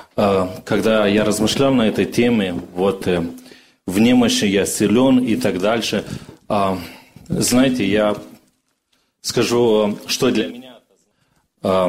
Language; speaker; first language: Russian; early bilingual, other home language; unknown